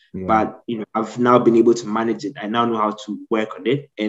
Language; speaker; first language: English; non-native, local second language; Akan